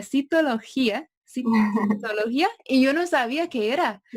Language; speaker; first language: Spanish; non-native, fluent; English